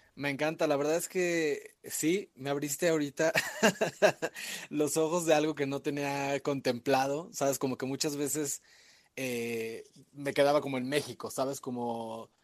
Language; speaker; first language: Spanish; native; Spanish